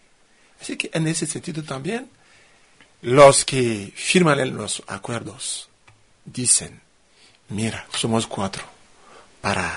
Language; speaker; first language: Spanish; non-native, fluent; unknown